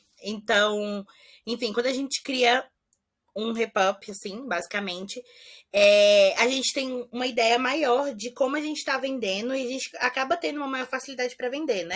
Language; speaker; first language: Portuguese; native; Portuguese